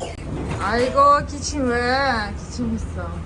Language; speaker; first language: Korean; non-native, learner; Kazakh